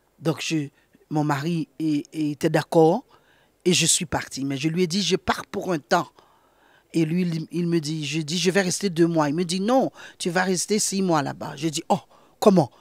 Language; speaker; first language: French; non-native, local second language; Haitian Creole